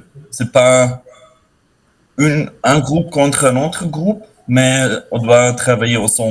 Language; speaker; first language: French; non-native, fluent; German